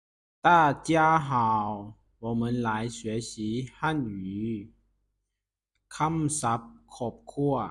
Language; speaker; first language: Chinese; non-native, fluent; Lao